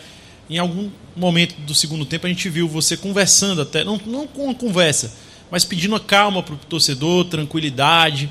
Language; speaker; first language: Portuguese; native; Portuguese